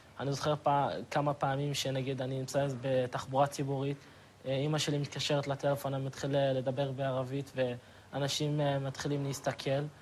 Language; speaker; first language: Hebrew; non-native, local second language; Arabic